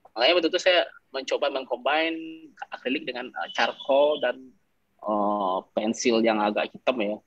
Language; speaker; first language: Indonesian; non-native, local second language; Minangkabau